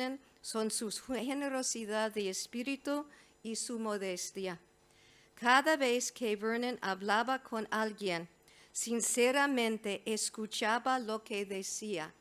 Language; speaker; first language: Spanish; non-native, fluent; English